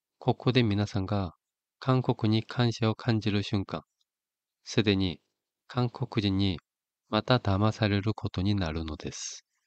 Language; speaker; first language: Japanese; non-native, fluent; Korean